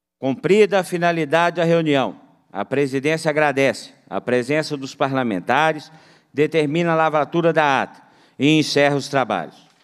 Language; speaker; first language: Portuguese; native; Portuguese